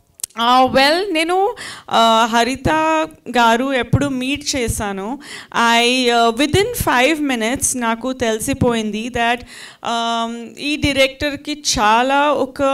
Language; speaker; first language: Telugu; non-native, fluent; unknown